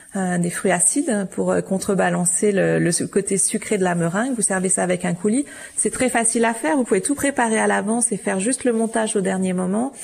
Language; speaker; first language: French; native; French